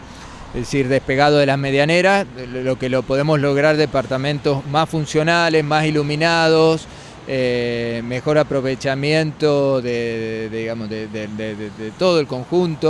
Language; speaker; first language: Spanish; native; Spanish